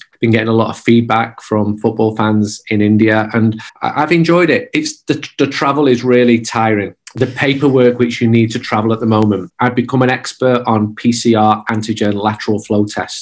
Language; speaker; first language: English; native; English